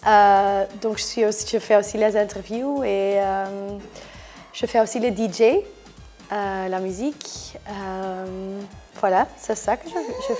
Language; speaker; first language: French; non-native, local second language; Dutch